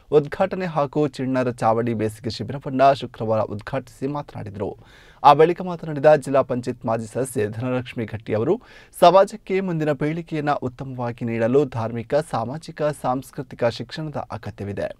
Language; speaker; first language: Kannada; native; Kannada